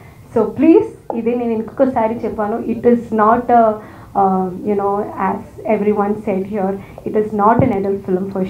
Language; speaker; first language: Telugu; non-native, learner; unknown